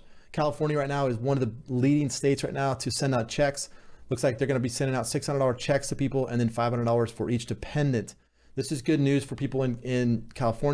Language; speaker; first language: English; native; English